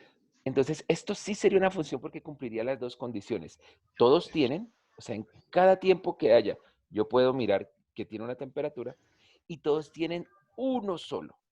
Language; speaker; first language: Spanish; native; Spanish